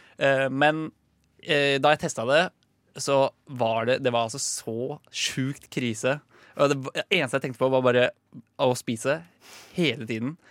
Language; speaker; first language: Norwegian; native; Norwegian